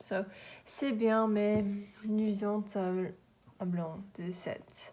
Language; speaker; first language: French; non-native, learner; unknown